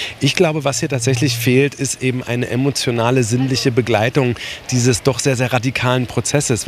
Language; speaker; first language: German; native; German